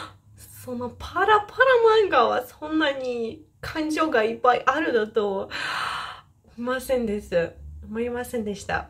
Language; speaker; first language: Japanese; non-native, fluent; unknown